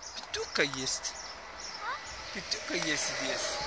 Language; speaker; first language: Russian; non-native, learner; Turkish